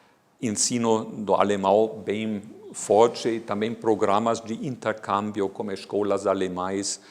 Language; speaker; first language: Portuguese; non-native, fluent; German